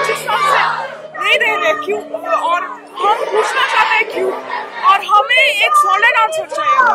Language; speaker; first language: Hindi; early bilingual, other home language; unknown